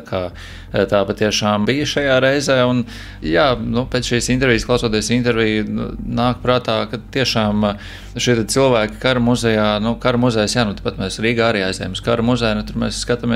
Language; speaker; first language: Latvian; native; Latvian